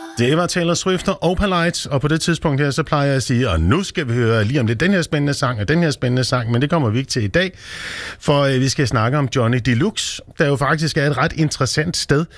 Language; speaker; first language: Danish; native; Danish